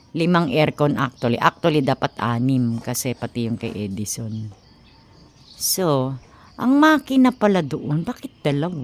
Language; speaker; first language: Filipino; native; Filipino